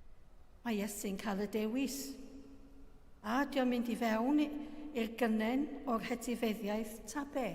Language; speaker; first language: Welsh; native; Welsh